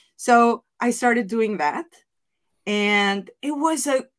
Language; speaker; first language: English; non-native, fluent; Spanish